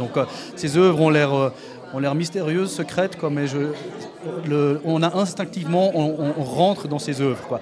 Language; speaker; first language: French; native; French